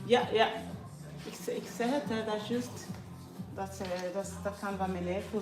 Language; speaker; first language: Dutch; non-native, fluent; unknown